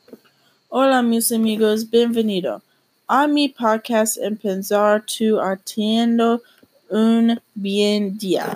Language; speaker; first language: Spanish; non-native, learner; English